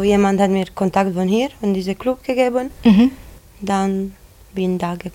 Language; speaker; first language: German; non-native, learner; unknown